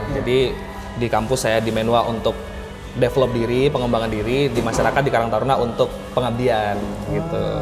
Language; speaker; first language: Indonesian; native; Indonesian